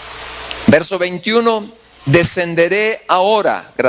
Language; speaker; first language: Spanish; native; Spanish